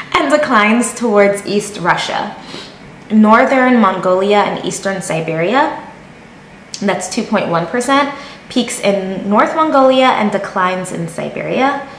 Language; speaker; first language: English; native; English